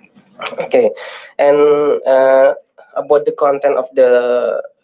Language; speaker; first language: English; non-native, fluent; Indonesian